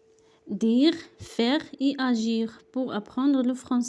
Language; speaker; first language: French; non-native, local second language; Arabic